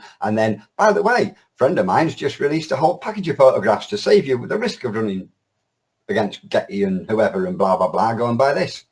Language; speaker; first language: English; native; English